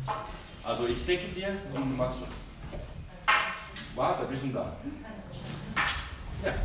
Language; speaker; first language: German; non-native, learner; Thai